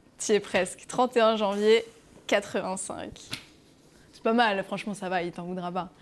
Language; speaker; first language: French; native; French